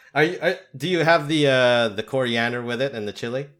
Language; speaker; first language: English; native; English